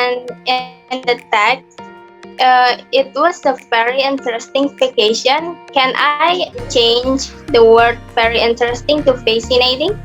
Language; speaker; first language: English; non-native, learner; Indonesian